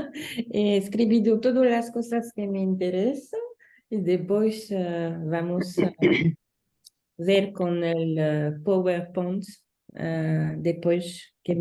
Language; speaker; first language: Portuguese; non-native, learner; Spanish